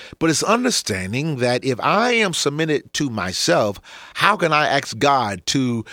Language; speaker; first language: English; native; English